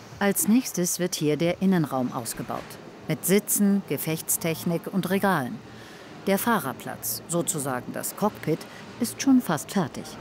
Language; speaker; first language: German; native; German